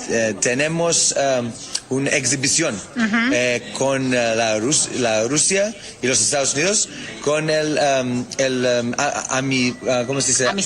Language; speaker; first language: Spanish; non-native, learner; English